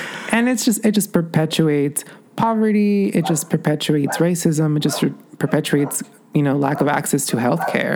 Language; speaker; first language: English; early bilingual, other home language; Spanish